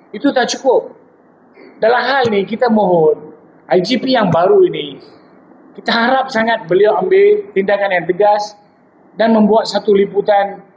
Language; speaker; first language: Malay; non-native, local second language; Tamil